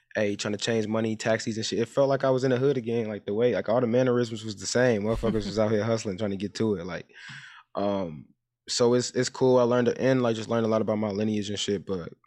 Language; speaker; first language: English; early bilingual, other home language; Yoruba